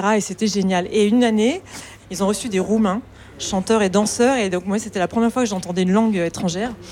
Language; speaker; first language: French; native; French